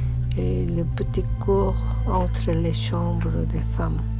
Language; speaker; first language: French; non-native, learner; Korean